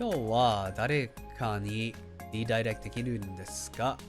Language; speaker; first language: Japanese; non-native, learner; English